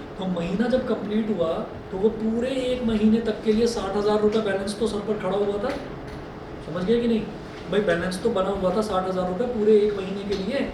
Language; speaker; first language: Hindi; native; Hindi